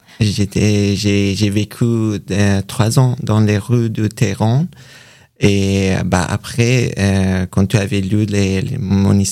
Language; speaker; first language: French; non-native, learner; Persian